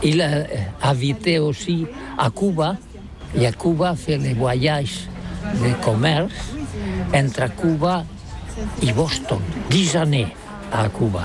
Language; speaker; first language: French; non-native, learner; Catalan